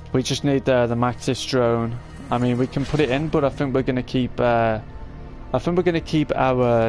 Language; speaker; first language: English; native; English